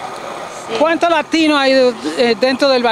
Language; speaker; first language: Spanish; native; Spanish